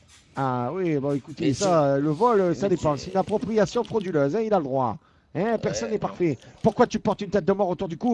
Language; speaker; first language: French; native; French